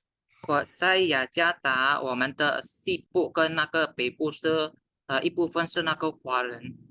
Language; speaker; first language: Chinese; early bilingual, heritage; Min Nan Chinese